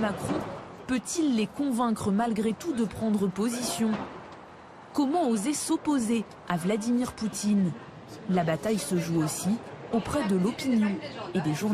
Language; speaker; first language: French; native; French